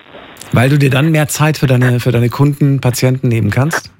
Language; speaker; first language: German; native; German